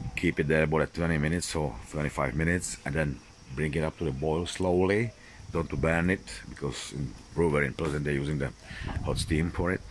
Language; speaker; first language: English; non-native, fluent; Czech